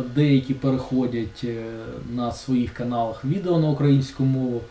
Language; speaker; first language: Ukrainian; non-native, local second language; Russian